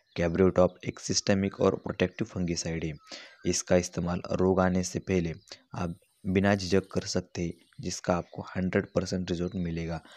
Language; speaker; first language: Hindi; non-native, local second language; Marathi